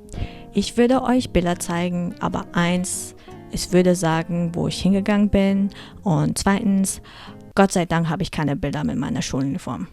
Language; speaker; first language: German; early bilingual, heritage; German